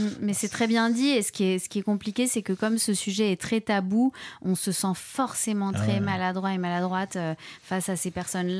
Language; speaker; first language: French; native; French